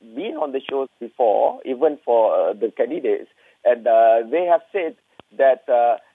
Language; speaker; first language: English; non-native, local second language; Malay